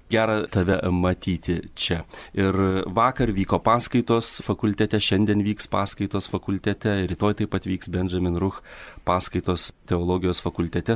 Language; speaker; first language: Lithuanian; native; Lithuanian